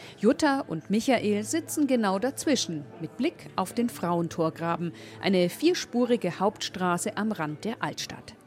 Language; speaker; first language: German; native; German